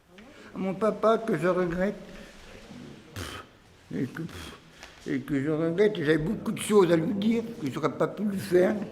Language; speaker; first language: French; native; French